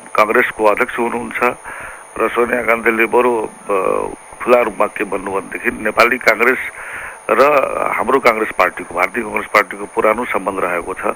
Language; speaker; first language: Nepali; non-native, local second language; Maithili